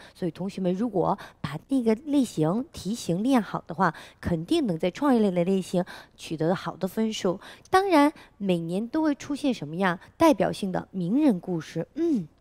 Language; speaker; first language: Chinese; native; Chinese